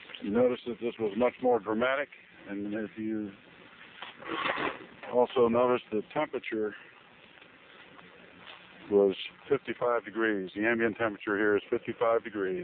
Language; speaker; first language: English; native; English